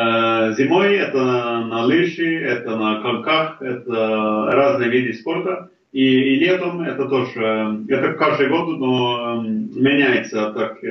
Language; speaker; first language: Russian; non-native, fluent; Norwegian